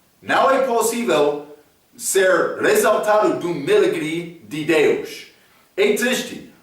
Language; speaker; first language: Portuguese; non-native, fluent; English